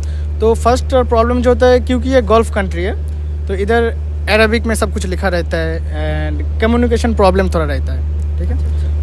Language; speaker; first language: Hindi; non-native, local second language; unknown